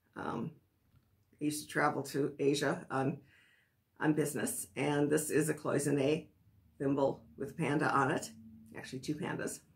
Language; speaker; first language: English; native; English